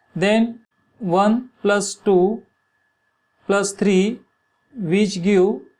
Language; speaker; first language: English; non-native, local second language; Marathi